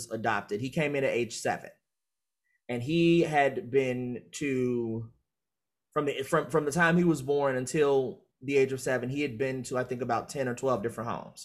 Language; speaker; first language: English; native; English